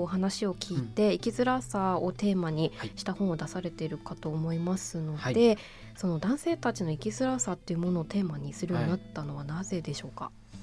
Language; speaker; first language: Japanese; native; Japanese